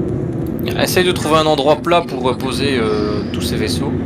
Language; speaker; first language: French; native; French